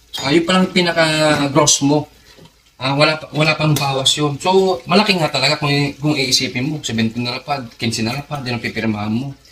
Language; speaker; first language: Filipino; native; Filipino